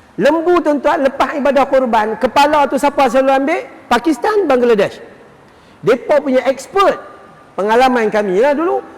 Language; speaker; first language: Malay; native; Malay